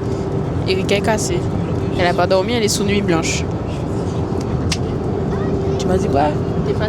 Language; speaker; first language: French; native; French